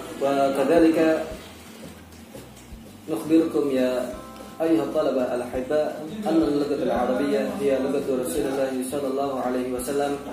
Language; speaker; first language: Arabic; non-native, fluent; Indonesian